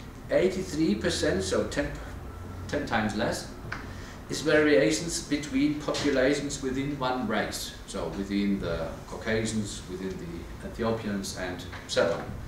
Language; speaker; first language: English; non-native, fluent; German